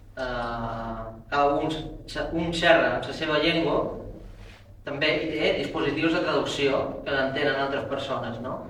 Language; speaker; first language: Catalan; native; Catalan